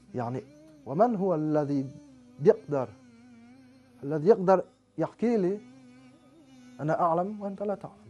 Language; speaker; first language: Arabic; non-native, learner; French